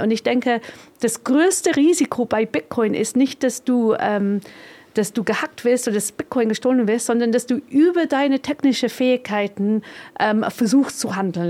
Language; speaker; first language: German; non-native, fluent; English